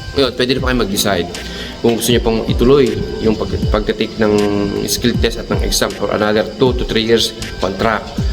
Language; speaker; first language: Filipino; native; Filipino